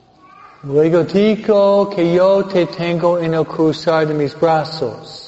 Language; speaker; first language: Spanish; non-native, fluent; English